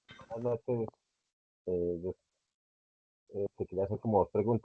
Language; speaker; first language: Spanish; native; Spanish